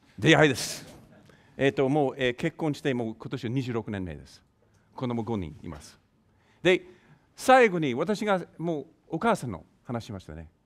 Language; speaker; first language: Japanese; non-native, fluent; English